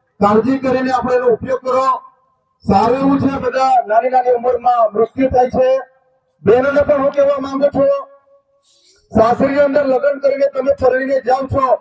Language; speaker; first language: Gujarati; non-native, local second language; Bhili